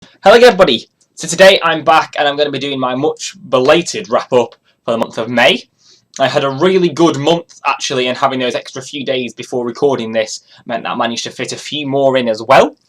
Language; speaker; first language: English; native; English